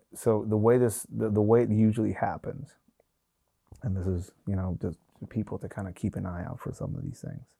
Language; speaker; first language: English; non-native, fluent; Spanish